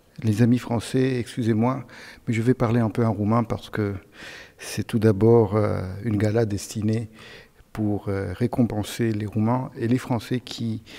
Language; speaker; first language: French; non-native, fluent; Romanian